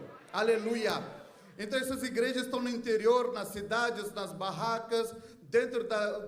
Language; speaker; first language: Portuguese; non-native, fluent; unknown